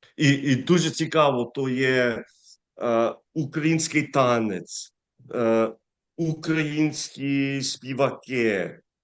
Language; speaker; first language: Ukrainian; early bilingual, heritage; English